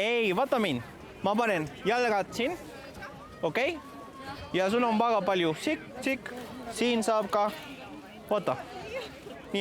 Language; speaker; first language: Estonian; non-native, learner; Spanish